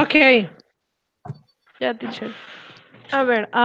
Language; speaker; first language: English; non-native, learner; Spanish